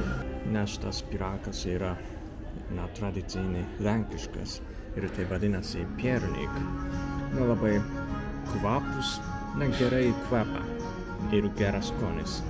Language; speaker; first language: Lithuanian; non-native, learner; Japanese